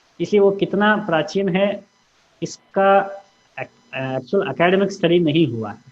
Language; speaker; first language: Hindi; non-native, local second language; Kannada